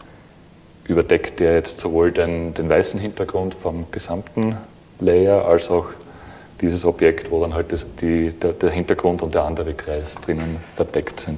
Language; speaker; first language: German; native; German